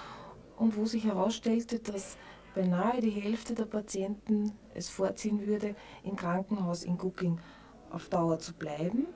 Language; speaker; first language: German; native; German